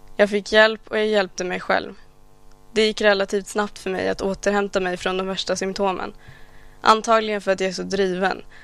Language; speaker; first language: Swedish; early bilingual, other home language; Arabic